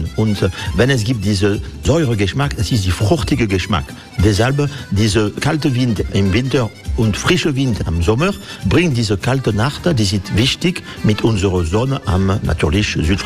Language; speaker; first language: German; non-native, fluent; French